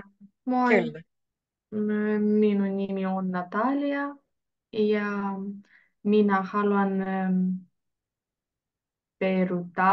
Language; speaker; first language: Finnish; non-native, learner; Russian